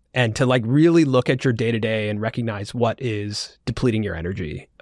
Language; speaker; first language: English; early bilingual, other home language; Hindi